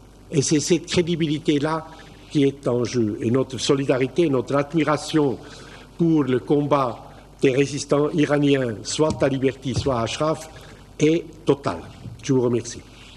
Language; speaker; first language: French; native; French